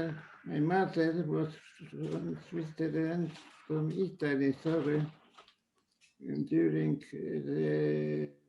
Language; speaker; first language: English; non-native, fluent; Polish